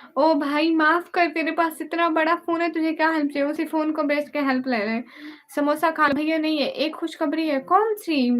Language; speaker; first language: Urdu; non-native, local second language; Punjabi